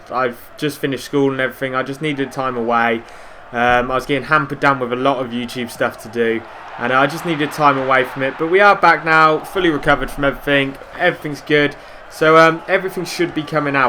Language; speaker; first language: English; native; English